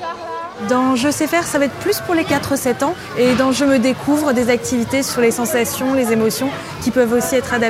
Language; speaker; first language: French; native; French